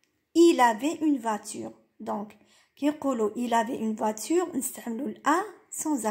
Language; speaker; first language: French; non-native, local second language; Arabic